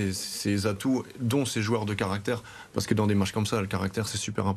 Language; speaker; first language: French; native; French